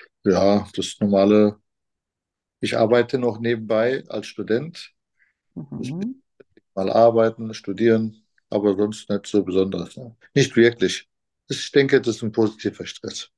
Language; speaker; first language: German; non-native, fluent; Turkish